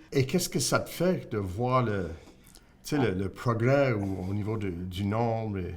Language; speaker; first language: French; non-native, local second language; English